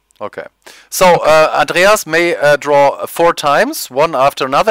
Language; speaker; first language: English; non-native, fluent; German